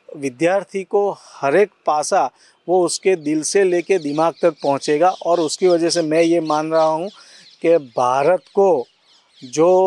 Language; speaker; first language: Hindi; non-native, local second language; Gujarati